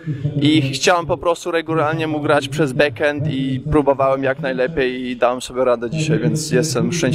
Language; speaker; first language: Polish; early bilingual, heritage; Polish